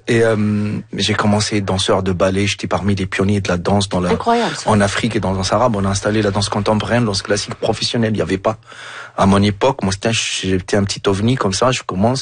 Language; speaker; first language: French; non-native, local second language; Arabic